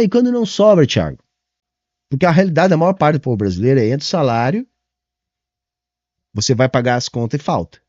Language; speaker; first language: Portuguese; native; Portuguese